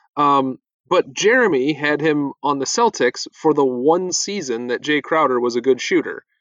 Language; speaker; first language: English; native; English